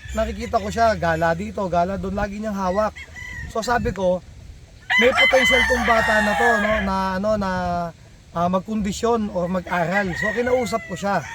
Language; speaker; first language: Filipino; native; Filipino